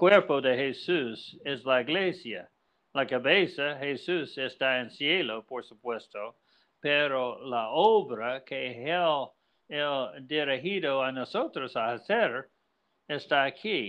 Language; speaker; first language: Spanish; non-native, learner; English